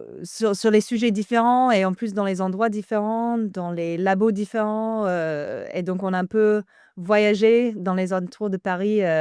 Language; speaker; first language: French; non-native, fluent; English